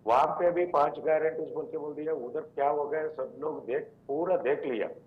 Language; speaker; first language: Hindi; non-native, local second language; Telugu